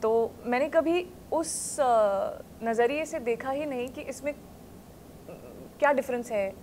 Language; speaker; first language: Hindi; non-native, local second language; Marathi